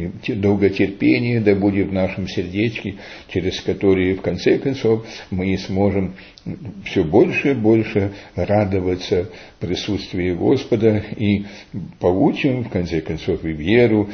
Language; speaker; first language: Russian; early bilingual, heritage; Russian